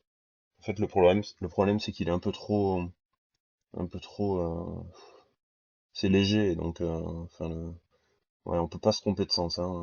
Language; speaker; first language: French; native; French